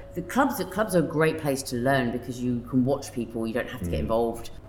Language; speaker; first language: English; native; English